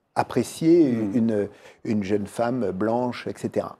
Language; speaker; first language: French; native; French